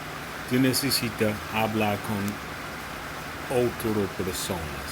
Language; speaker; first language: Spanish; non-native, learner; English